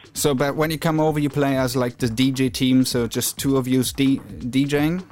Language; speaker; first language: English; non-native, fluent; German